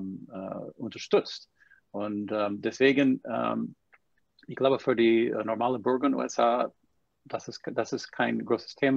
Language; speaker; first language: German; non-native, fluent; English